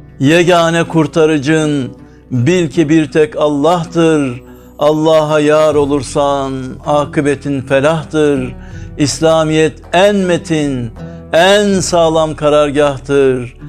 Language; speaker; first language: Turkish; native; Turkish